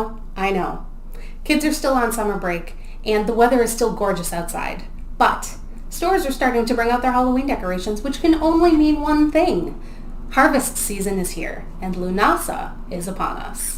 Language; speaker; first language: English; native; English